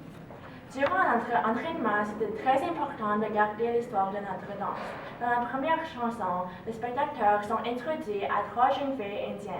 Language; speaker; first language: French; non-native, learner; English